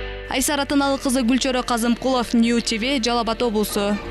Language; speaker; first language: Kyrgyz; native; Kyrgyz